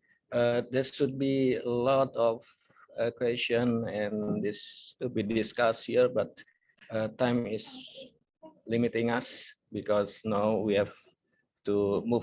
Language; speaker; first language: English; non-native, fluent; Indonesian